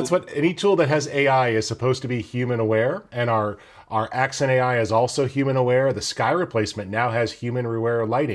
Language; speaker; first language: English; native; English